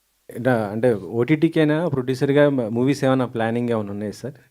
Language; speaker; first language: Telugu; native; Telugu